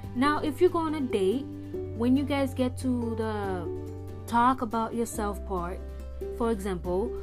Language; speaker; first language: English; early bilingual, other home language; Haitian Creole